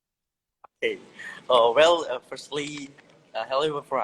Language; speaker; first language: English; non-native, learner; Indonesian